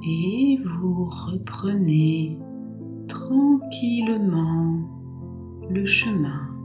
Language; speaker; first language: French; native; French